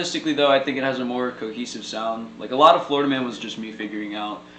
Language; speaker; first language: English; native; English